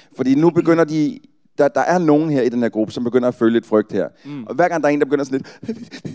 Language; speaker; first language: Danish; native; Danish